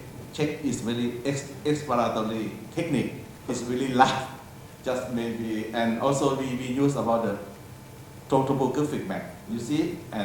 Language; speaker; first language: English; non-native, learner; Thai